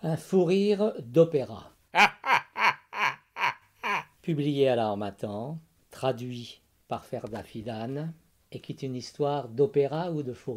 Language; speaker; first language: French; native; French